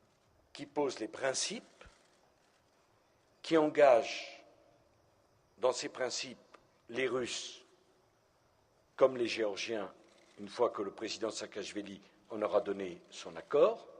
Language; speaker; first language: French; native; French